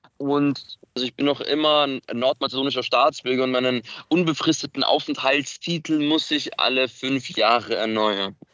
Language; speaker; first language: German; early bilingual, other home language; Macedonian